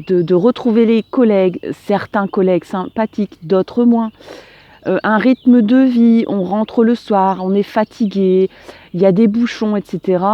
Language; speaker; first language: French; native; French